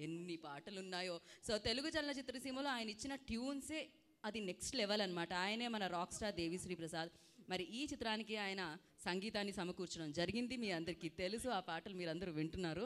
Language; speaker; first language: Telugu; native; Telugu